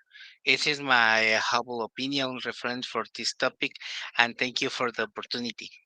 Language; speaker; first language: English; non-native, learner; Spanish